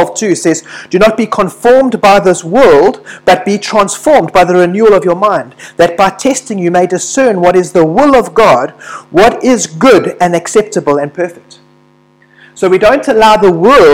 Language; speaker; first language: English; native; English